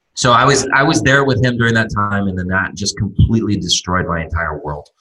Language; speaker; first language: English; native; English